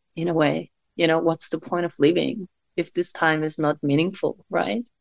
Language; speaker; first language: English; non-native, fluent; Mongolian